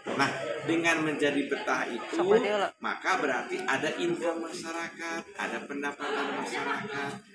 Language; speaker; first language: Indonesian; non-native, local second language; Sundanese